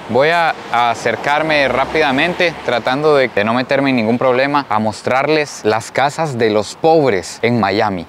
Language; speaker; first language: Spanish; native; Spanish